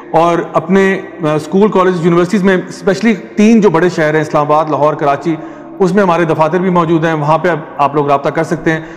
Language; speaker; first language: Urdu; native; Urdu